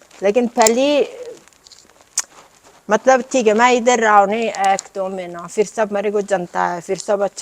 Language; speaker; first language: Hindi; non-native, learner; Italian